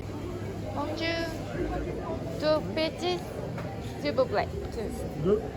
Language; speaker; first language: French; non-native, learner; Korean